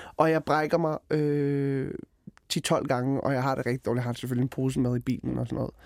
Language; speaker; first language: Danish; early bilingual, other home language; Arabic